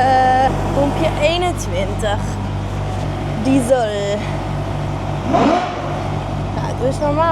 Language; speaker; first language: Dutch; native; Dutch